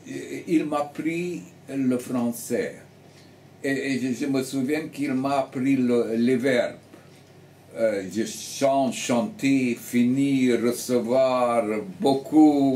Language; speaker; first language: French; early bilingual, heritage; French